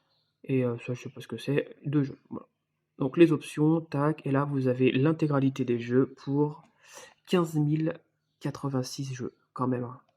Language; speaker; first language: French; native; French